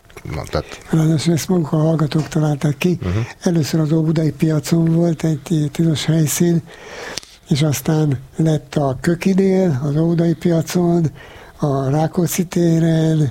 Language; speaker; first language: Hungarian; native; Hungarian